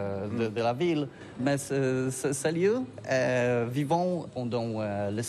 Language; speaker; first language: French; non-native, learner; Polish